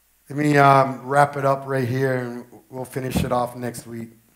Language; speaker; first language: English; early bilingual, other home language; Spanish